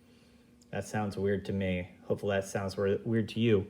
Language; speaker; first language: English; native; English